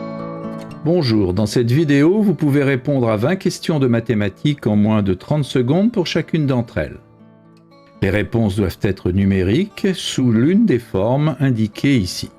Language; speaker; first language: French; native; French